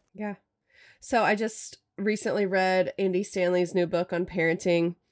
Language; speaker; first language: English; native; English